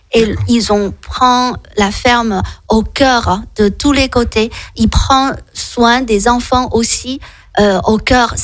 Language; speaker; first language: French; non-native, fluent; Chinese